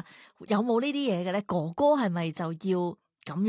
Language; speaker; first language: Cantonese; native; Cantonese